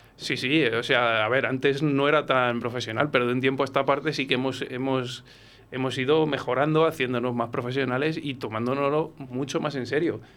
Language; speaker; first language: Spanish; native; Spanish